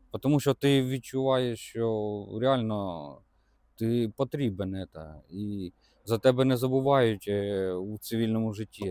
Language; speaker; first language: Ukrainian; non-native, local second language; Russian